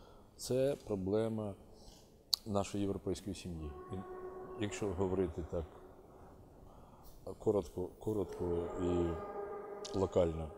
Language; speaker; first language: Ukrainian; native; Ukrainian